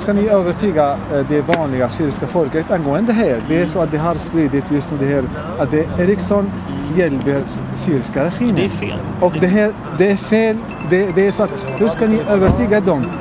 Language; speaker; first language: Swedish; non-native, fluent; Arabic